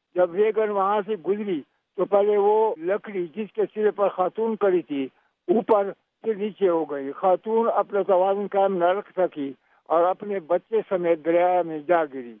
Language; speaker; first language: Urdu; non-native, local second language; Pashto